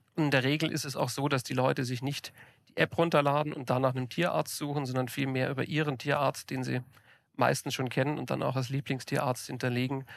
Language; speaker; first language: German; native; German